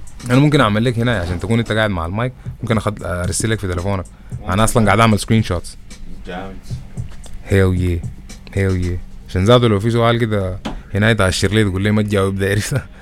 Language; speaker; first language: Arabic; native; Arabic